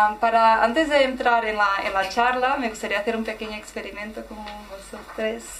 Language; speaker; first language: Spanish; non-native, fluent; Portuguese